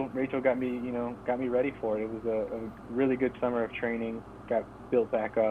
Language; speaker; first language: English; native; English